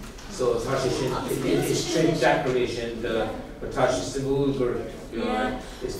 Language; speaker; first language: Irish; non-native, local second language; English